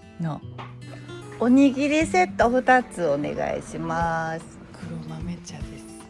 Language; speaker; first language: Japanese; native; Japanese